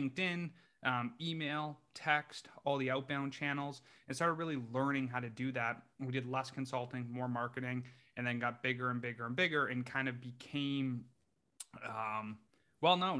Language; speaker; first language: English; native; English